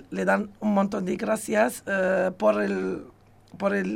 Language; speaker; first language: Spanish; non-native, fluent; Arabic